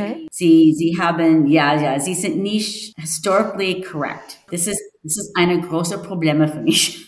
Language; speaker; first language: German; non-native, learner; English